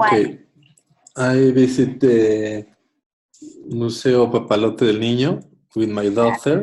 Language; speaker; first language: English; non-native, learner; Spanish